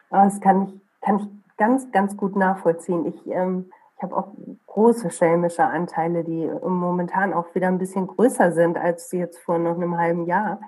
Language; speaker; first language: German; native; German